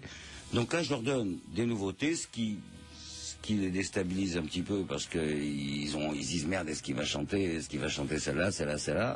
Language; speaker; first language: French; native; French